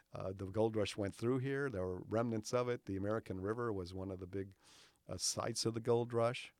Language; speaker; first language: English; native; English